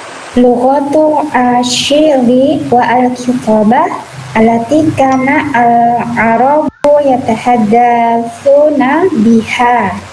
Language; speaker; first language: Arabic; non-native, learner; Indonesian